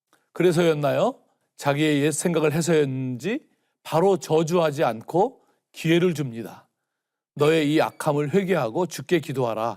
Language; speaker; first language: Korean; native; Korean